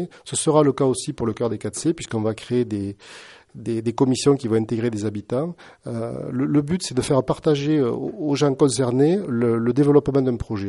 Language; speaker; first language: French; native; French